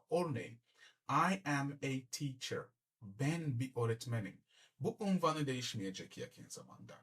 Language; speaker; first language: Turkish; non-native, learner; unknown